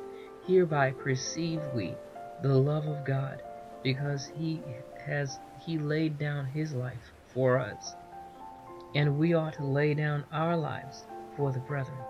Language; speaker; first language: English; native; English